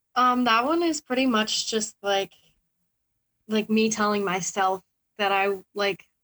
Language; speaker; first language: English; native; English